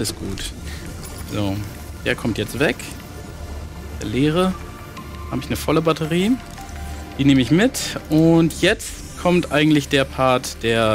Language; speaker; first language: German; native; German